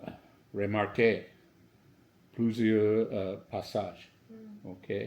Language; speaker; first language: French; non-native, learner; English